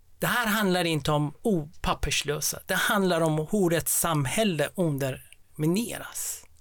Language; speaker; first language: Swedish; non-native, fluent; Persian